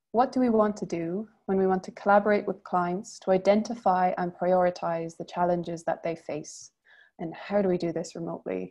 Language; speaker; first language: English; native; English